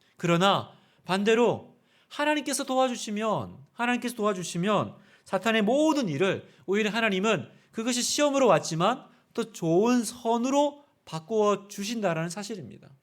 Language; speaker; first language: Korean; native; Korean